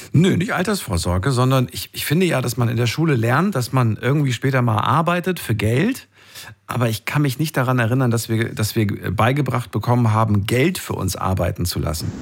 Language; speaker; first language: German; native; German